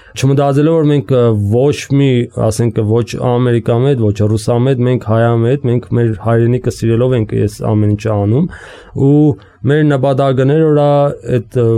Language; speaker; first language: Armenian; native; Armenian